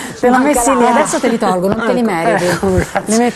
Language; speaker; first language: Italian; native; Italian